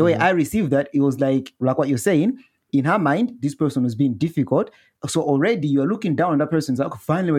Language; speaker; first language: English; non-native, local second language; Nyanja